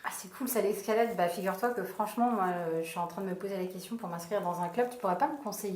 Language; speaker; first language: French; native; French